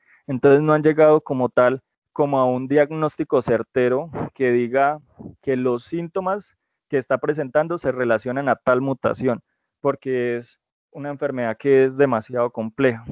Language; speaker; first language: Spanish; native; Spanish